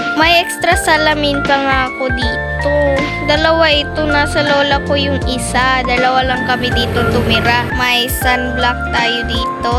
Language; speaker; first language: Filipino; non-native, local second language; Cebuano